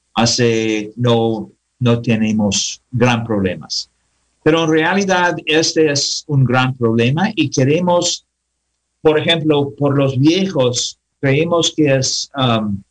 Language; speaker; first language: Spanish; non-native, learner; English